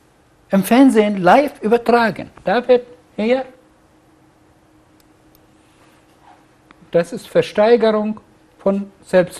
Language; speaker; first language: German; non-native, fluent; Arabic